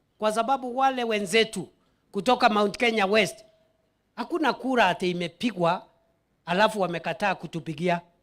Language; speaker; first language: Swahili; non-native, local second language; Meru